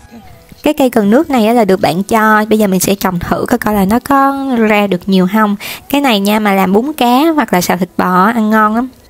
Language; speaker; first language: Vietnamese; native; Vietnamese